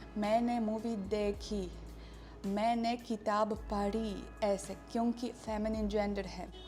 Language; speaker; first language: Hindi; non-native, fluent; Russian